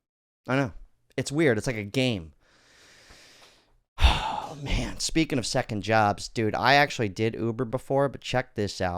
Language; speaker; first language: English; native; English